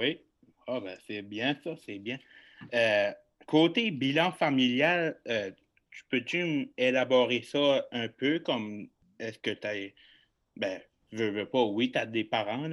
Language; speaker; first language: French; native; French